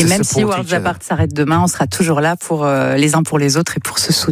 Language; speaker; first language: French; native; French